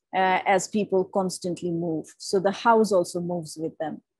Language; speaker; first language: English; non-native, local second language; Bangla